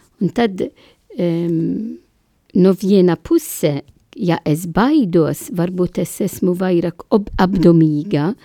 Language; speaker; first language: Latvian; non-native, learner; Italian